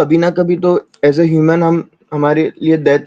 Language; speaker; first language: Hindi; native; Hindi